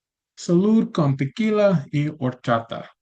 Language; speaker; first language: Spanish; non-native, learner; English